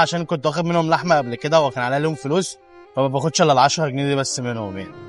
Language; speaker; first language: Arabic; native; Arabic